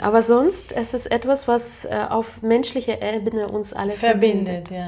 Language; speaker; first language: German; non-native, fluent; Russian